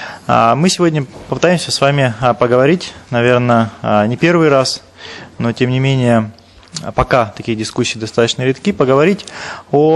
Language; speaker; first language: Russian; native; Russian